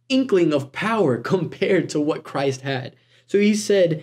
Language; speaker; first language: English; native; English